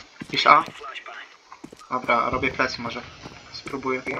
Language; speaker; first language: Polish; native; Polish